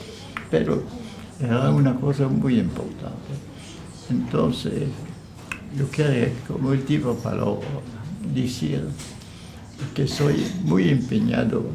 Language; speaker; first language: Spanish; non-native, fluent; French